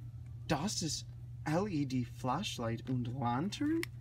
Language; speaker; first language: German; non-native, learner; English